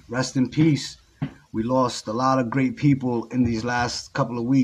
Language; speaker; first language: English; native; English